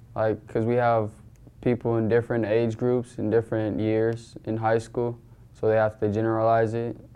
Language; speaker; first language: English; native; English